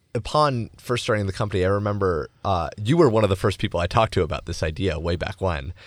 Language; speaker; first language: English; native; English